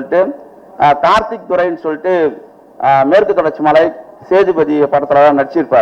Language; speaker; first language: Tamil; native; Tamil